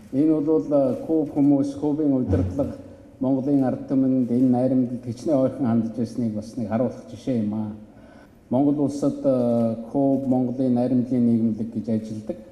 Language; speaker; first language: Mongolian; native; Mongolian